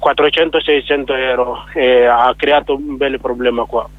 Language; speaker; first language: Italian; non-native, learner; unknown